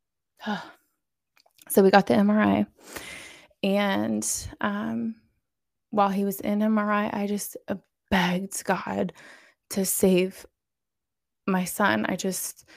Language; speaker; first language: English; native; English